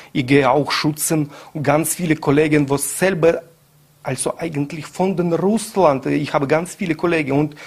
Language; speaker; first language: German; non-native, learner; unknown